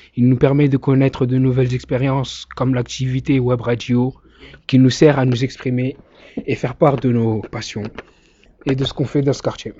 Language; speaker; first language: French; native; French